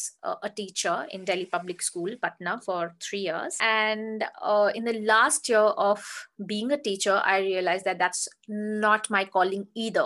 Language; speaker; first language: English; non-native, local second language; Hindi